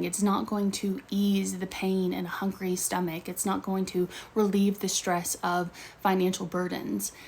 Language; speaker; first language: English; native; English